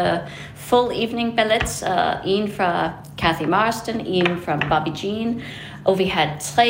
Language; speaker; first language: Danish; non-native, fluent; English